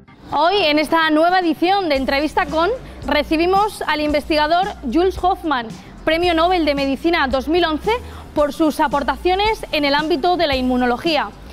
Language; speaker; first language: Spanish; native; Spanish